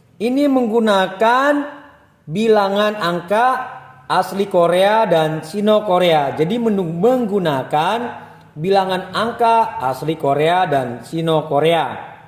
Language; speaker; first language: Indonesian; native; Indonesian